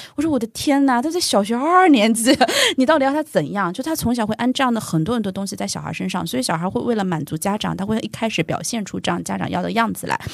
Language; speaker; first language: Chinese; native; Chinese